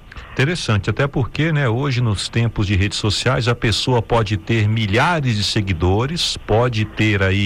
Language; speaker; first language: Portuguese; native; Portuguese